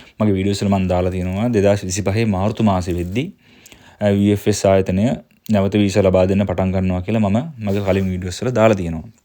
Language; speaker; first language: Sinhala; native; Sinhala